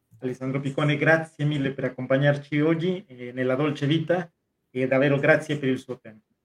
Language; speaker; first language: Italian; non-native, fluent; Spanish